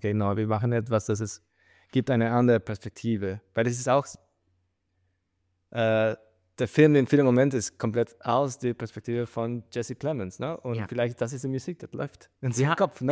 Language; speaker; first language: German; non-native, fluent; Spanish